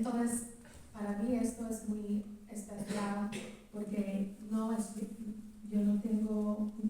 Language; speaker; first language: Spanish; early bilingual, heritage; English